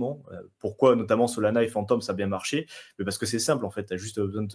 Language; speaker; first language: French; native; French